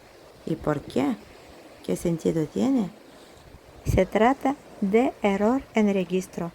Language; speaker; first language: Spanish; non-native, fluent; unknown